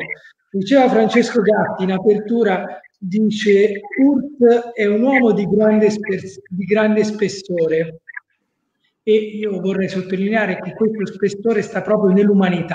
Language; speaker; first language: Italian; native; Italian